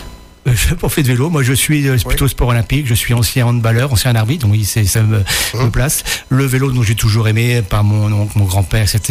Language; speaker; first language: French; native; French